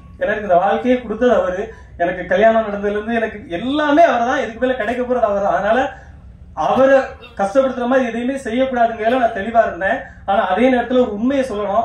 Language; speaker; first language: Tamil; native; Tamil